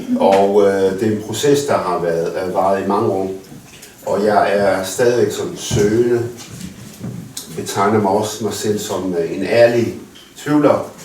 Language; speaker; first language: Danish; early bilingual, other home language; Arabic